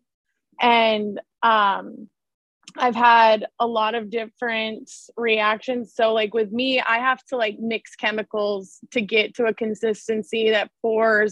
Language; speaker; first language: English; native; English